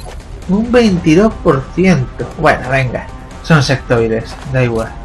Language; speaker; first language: Spanish; native; Spanish